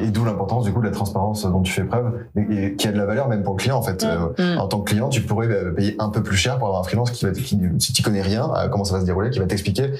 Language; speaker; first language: French; native; French